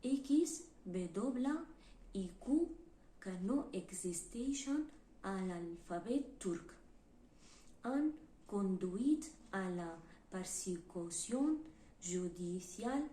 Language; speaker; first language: Catalan; non-native, learner; Kurdish